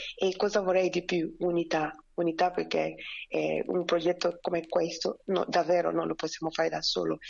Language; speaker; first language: Italian; non-native, fluent; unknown